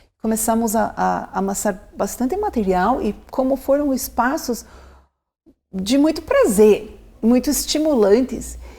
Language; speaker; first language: Portuguese; non-native, fluent; English